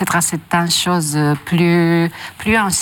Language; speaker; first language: French; non-native, learner; Japanese